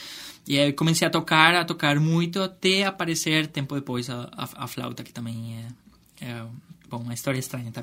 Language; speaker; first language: Portuguese; non-native, fluent; Spanish